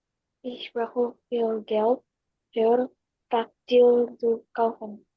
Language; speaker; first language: German; non-native, learner; Indonesian